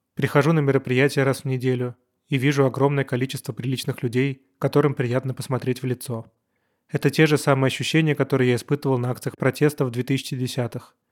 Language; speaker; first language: Russian; native; Russian